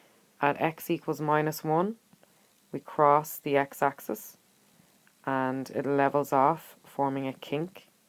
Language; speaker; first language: English; native; English